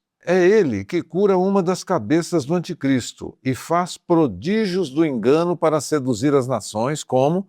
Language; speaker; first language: Portuguese; native; Portuguese